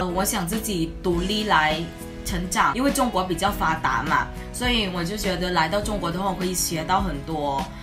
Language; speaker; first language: Chinese; non-native, fluent; Lao